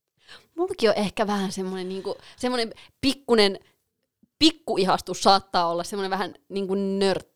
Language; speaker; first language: Finnish; native; Finnish